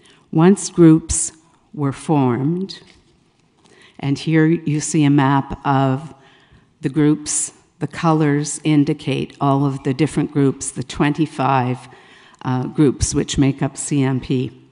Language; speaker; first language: English; native; English